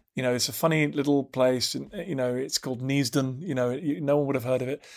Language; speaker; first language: English; native; English